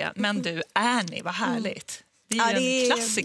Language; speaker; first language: Swedish; native; Swedish